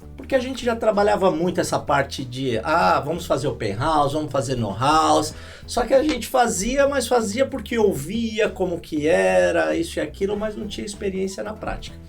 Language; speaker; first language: Portuguese; native; Portuguese